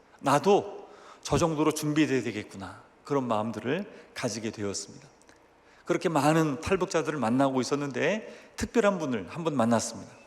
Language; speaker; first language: Korean; native; Korean